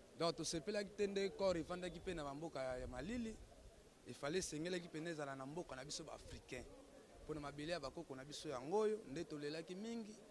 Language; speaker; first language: Lingala; non-native, local second language; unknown